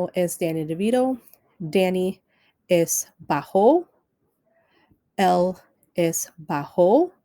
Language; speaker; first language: Spanish; non-native, fluent; English